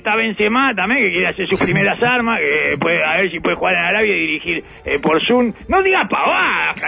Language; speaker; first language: Spanish; native; Spanish